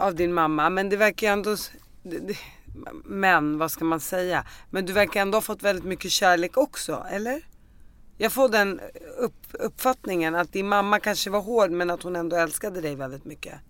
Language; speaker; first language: Swedish; native; Swedish